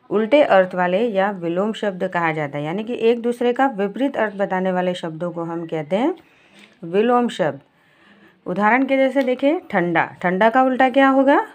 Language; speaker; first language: Hindi; non-native, local second language; Gujarati